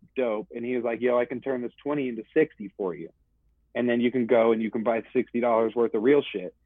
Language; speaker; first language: English; native; English